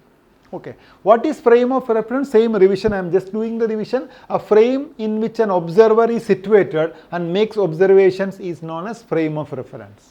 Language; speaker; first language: English; non-native, local second language; Malayalam